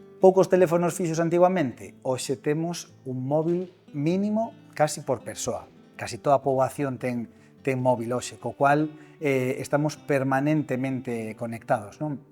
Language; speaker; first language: Galician; native; Galician